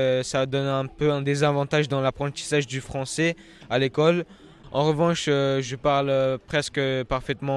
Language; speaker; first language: French; early bilingual, other home language; Hungarian